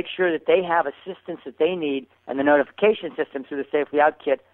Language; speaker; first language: English; native; English